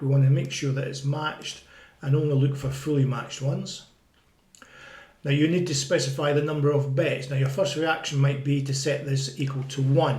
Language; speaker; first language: English; native; English